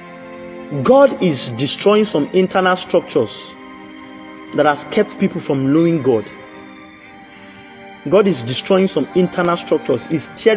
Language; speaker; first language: English; non-native, local second language; Yoruba